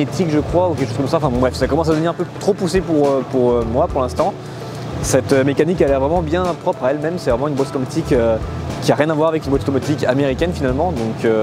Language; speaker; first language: French; native; French